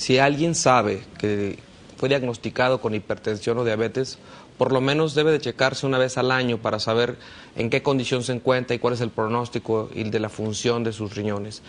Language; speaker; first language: Spanish; native; Spanish